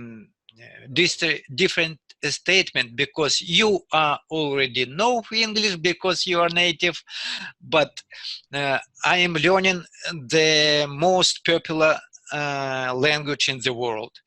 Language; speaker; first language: English; non-native, learner; Russian